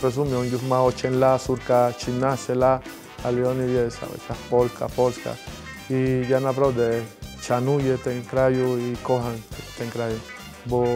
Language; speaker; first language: Polish; non-native, fluent; Spanish